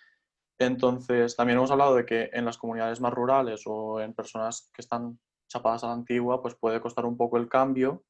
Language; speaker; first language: Spanish; native; Spanish